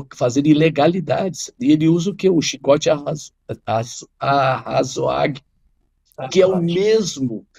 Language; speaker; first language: Portuguese; non-native, fluent; Arabic